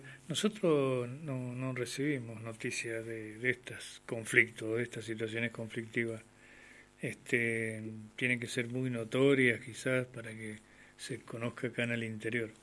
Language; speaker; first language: Spanish; native; Spanish